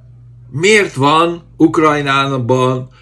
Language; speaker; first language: Hungarian; native; Hungarian